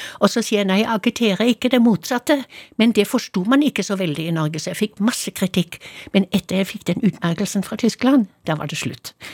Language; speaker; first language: Norwegian; non-native, fluent; German